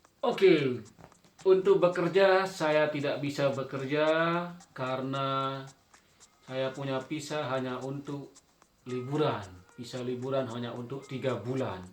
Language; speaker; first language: Indonesian; non-native, local second language; Sasak